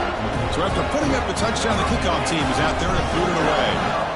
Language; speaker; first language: English; native; English